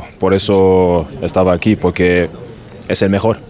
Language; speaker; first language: Spanish; non-native, learner; German